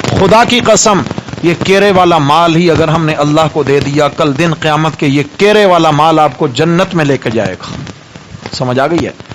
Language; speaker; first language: Urdu; non-native, local second language; Punjabi